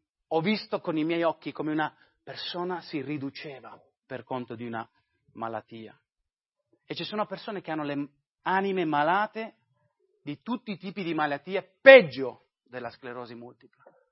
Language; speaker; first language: Italian; non-native, fluent; English